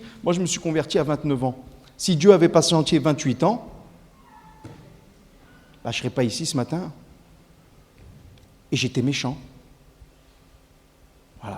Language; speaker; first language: French; native; French